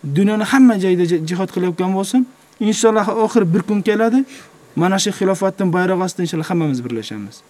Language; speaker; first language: Uzbek; native; Uzbek